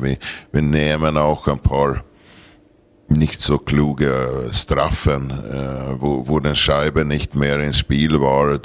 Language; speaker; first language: German; non-native, learner; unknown